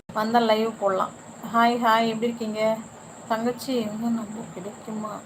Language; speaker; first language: Tamil; non-native, local second language; Telugu